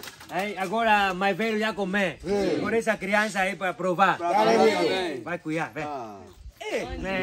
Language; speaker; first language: Portuguese; non-native, learner; Vietnamese